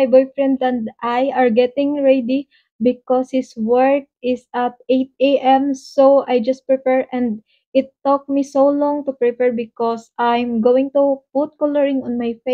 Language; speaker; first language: English; non-native, local second language; Waray